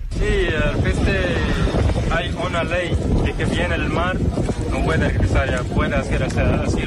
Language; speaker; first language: Spanish; non-native, learner; Arabic